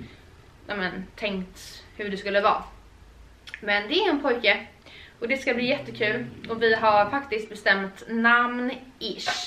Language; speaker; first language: Swedish; native; Swedish